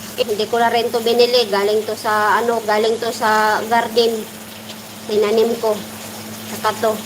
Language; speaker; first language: Filipino; non-native, local second language; Waray